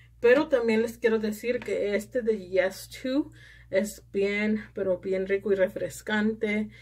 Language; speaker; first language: Spanish; early bilingual, heritage; Spanish